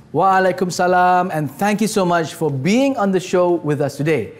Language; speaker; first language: English; non-native, local second language; Malay